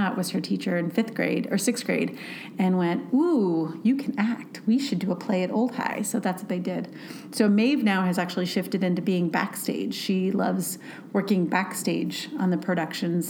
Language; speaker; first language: English; native; English